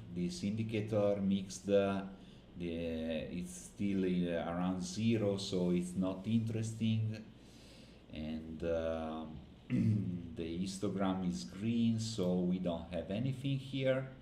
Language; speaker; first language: English; non-native, fluent; Italian